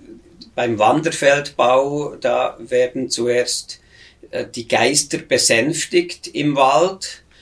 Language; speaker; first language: German; native; German